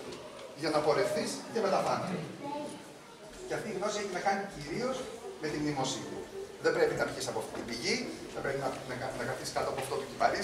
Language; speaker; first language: Greek; native; Greek